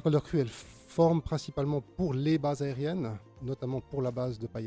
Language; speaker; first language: French; native; French